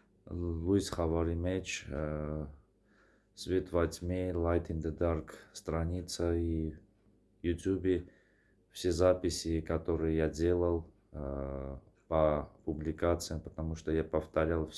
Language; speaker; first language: Russian; non-native, fluent; Armenian